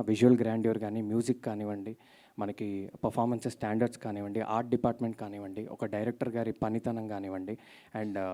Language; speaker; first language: Telugu; native; Telugu